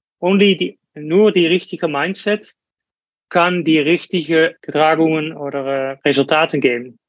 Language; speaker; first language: German; non-native, learner; Dutch